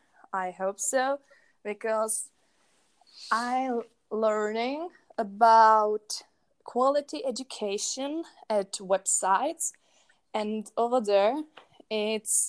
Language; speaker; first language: English; non-native, learner; Czech